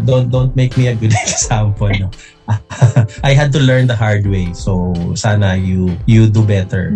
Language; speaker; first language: English; non-native, local second language; Hiligaynon